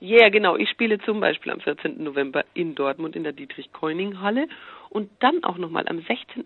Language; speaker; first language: German; native; German